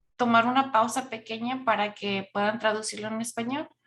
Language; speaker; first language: Spanish; early bilingual, heritage; Spanish